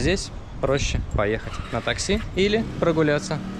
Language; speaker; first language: Russian; native; Russian